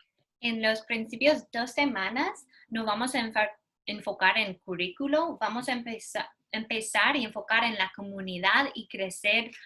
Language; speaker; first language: Spanish; non-native, learner; English